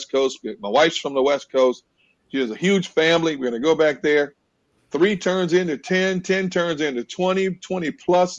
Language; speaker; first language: English; native; English